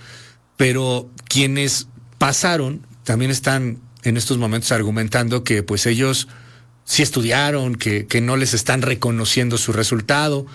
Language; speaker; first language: Spanish; native; Spanish